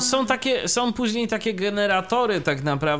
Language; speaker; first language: Polish; native; Polish